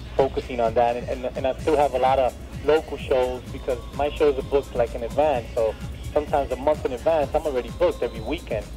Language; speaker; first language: English; native; English